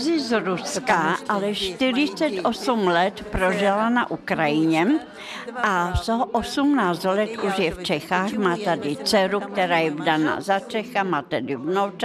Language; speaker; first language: Czech; non-native, fluent; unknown